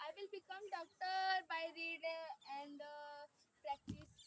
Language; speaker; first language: English; non-native, learner; Hindi